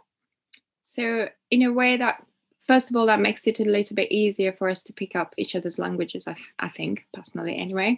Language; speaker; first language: English; non-native, local second language; Ganda